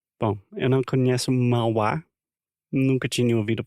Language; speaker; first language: Portuguese; non-native, fluent; English